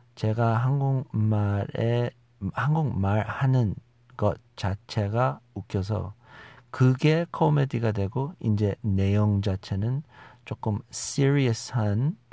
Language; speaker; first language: Korean; non-native, fluent; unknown